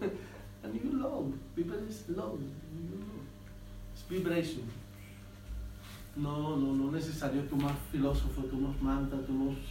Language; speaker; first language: English; non-native, learner; Spanish